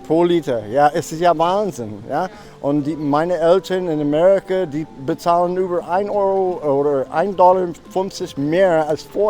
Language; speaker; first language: German; non-native, learner; English